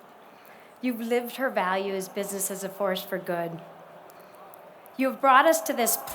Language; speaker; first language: English; native; English